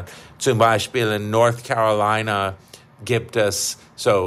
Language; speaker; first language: German; non-native, fluent; English